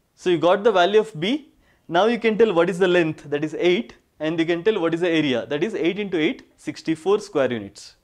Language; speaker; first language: English; non-native, local second language; Kannada